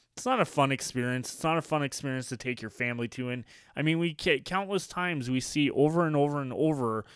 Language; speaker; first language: English; native; English